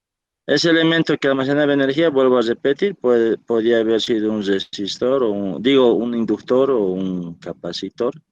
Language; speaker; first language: Spanish; native; Spanish